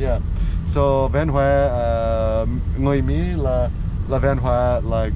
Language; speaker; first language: Vietnamese; non-native, learner; English